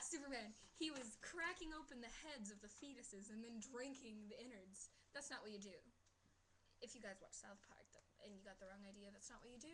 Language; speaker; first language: English; native; English